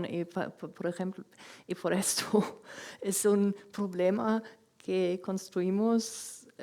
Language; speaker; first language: Spanish; non-native, fluent; German